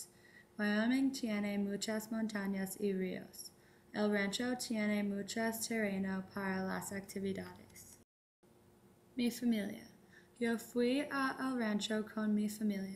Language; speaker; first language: Spanish; non-native, learner; English